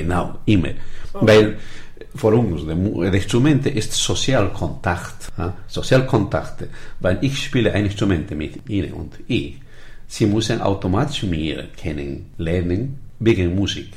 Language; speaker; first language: German; non-native, learner; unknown